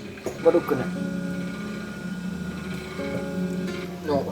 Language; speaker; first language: Japanese; non-native, learner; Dutch